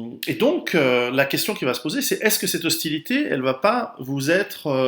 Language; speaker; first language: French; native; French